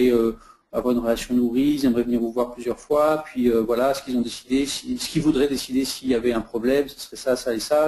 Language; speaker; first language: French; native; French